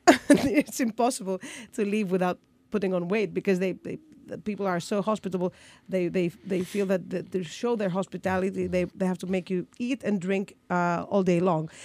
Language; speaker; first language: English; non-native, fluent; Greek